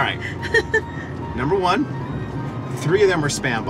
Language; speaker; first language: English; native; English